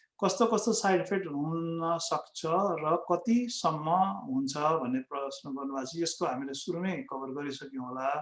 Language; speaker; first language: Nepali; native; Nepali